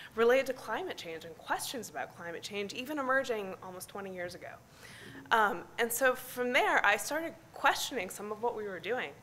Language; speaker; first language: English; native; English